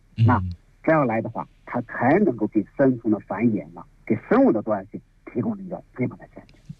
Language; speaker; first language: Chinese; native; Chinese